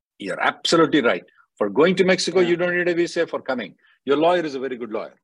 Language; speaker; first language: English; non-native, local second language; Telugu